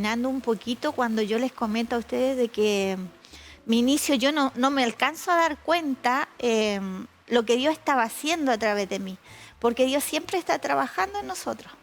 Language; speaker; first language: Spanish; native; Spanish